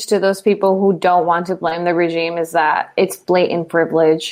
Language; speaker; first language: English; native; English